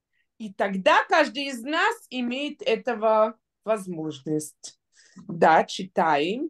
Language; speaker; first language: Russian; non-native, fluent; Hebrew